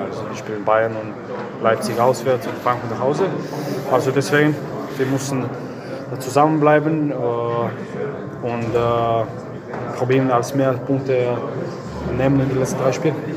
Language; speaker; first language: German; non-native, fluent; Croatian